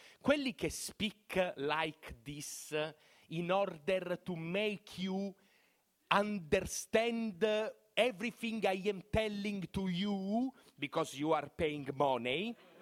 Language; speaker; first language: English; non-native, learner; Italian